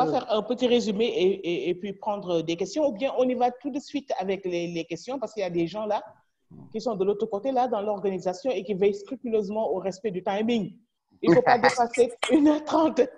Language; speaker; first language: French; non-native, local second language; Wolof